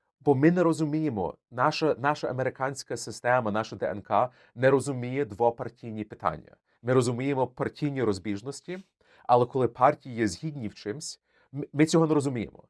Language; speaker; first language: Ukrainian; early bilingual, heritage; Ukrainian